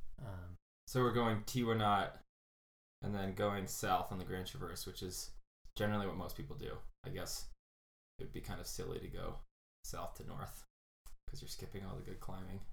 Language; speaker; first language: English; native; English